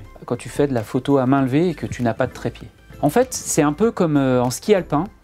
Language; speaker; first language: French; native; French